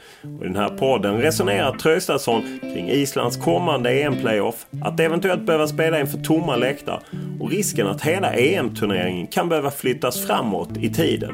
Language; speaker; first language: Swedish; native; Swedish